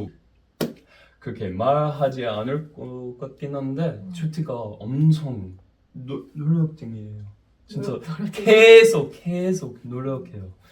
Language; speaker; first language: Korean; non-native, fluent; English